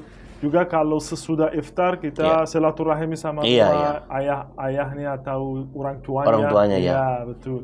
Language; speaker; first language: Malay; non-native, fluent; Persian